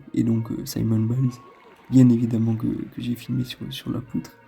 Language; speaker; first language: French; native; French